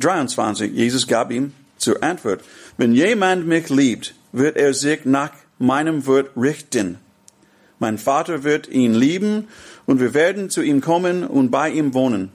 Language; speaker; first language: German; non-native, fluent; English